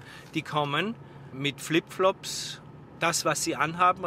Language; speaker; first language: German; native; German